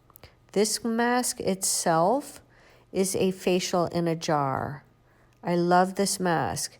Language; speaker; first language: English; native; English